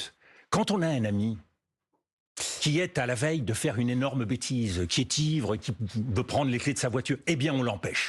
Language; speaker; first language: French; native; French